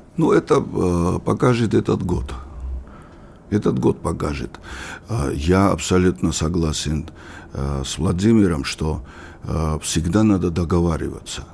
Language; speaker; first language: Russian; non-native, local second language; Georgian